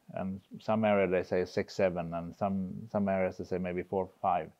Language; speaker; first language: English; non-native, fluent; Swedish